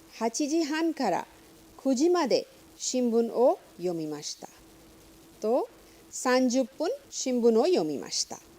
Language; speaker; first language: Japanese; non-native, fluent; Hindi